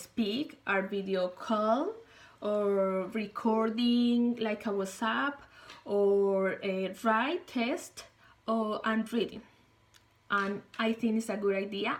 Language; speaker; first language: English; non-native, learner; Spanish